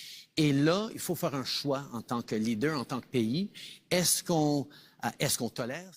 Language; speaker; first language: French; native; French